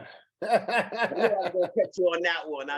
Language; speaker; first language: English; native; English